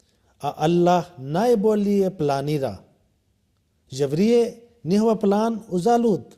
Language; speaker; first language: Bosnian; non-native, learner; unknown